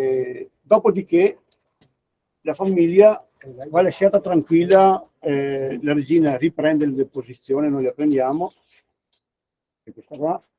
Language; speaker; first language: Italian; native; Italian